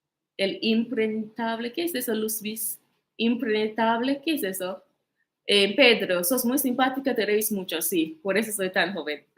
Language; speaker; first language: Spanish; non-native, fluent; English